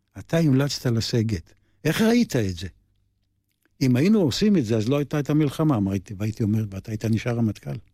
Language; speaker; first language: Hebrew; native; Hebrew